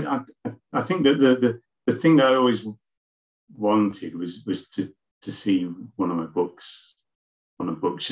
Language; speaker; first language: English; native; English